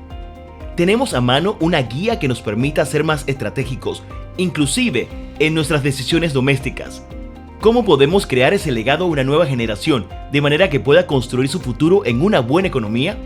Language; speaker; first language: Spanish; native; Spanish